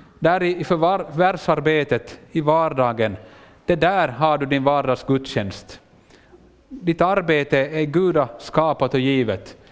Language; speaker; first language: Swedish; native; Swedish